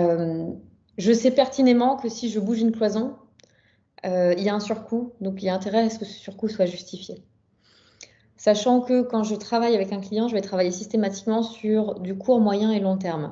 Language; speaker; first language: French; native; French